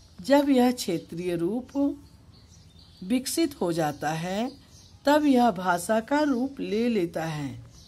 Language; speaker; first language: Hindi; native; Hindi